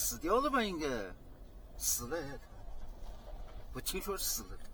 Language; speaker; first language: Chinese; non-native, local second language; Uyghur